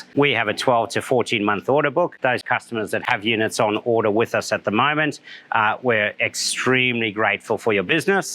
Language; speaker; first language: English; native; English